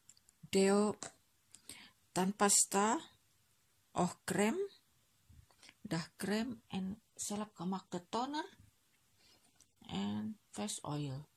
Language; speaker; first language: Dutch; non-native, learner; Indonesian